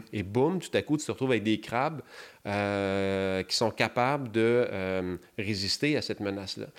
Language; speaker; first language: French; native; French